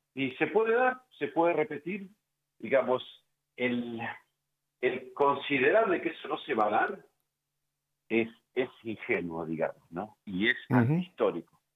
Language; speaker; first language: Spanish; native; Spanish